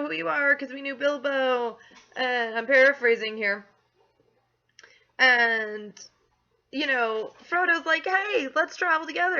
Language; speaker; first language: English; native; English